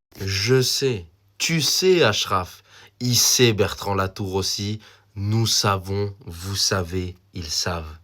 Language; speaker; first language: French; native; French